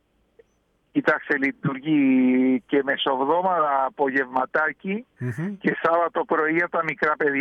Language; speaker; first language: Greek; early bilingual, heritage; Spanish